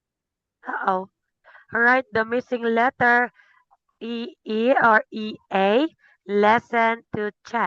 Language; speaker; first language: English; non-native, fluent; Filipino